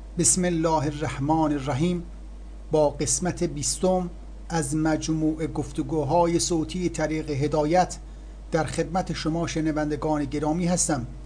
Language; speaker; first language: Persian; native; Persian